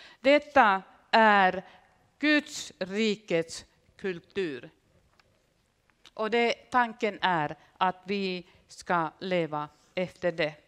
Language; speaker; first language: Swedish; non-native, fluent; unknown